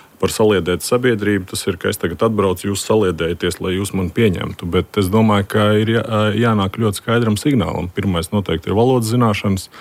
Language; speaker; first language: Latvian; native; Latvian